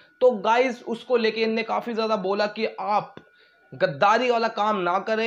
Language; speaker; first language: Hindi; native; Hindi